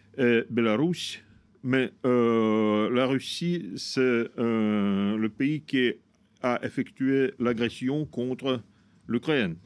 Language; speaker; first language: French; non-native, fluent; Russian